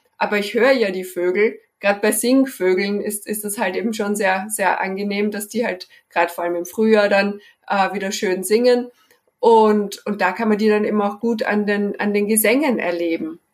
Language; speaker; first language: German; native; German